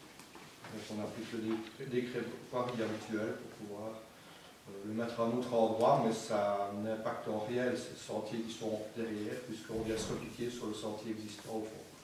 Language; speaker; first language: French; native; French